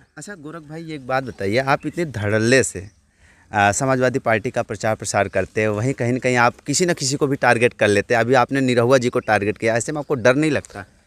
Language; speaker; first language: Hindi; native; Hindi